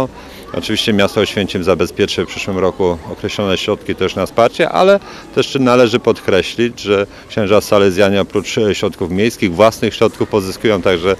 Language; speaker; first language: Polish; native; Polish